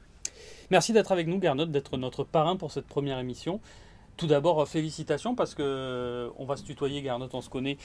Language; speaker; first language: French; native; French